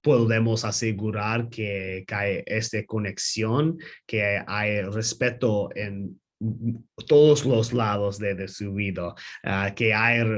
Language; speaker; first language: Spanish; non-native, learner; English